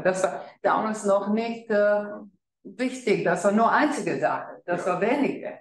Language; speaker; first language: German; non-native, fluent; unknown